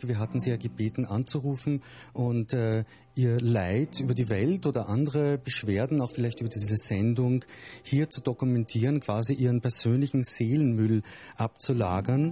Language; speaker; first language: German; native; German